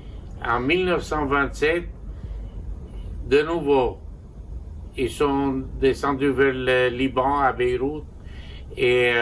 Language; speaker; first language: French; non-native, local second language; Armenian